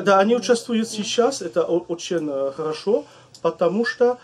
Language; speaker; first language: Russian; non-native, learner; French